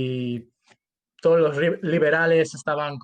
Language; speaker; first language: Spanish; early bilingual, heritage; Spanish